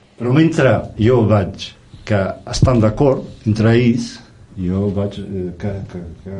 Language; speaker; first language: Catalan; non-native, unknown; Riffian